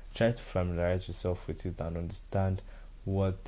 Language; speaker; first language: English; non-native, local second language; Yoruba